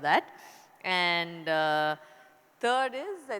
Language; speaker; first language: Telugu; non-native, local second language; Tamil